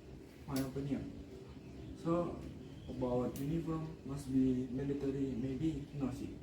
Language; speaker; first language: English; non-native, learner; Indonesian